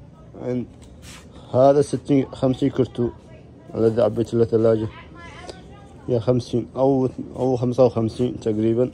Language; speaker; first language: Arabic; non-native, learner; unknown